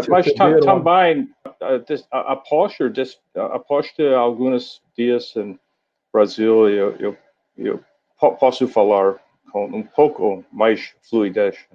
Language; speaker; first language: Portuguese; non-native, learner; English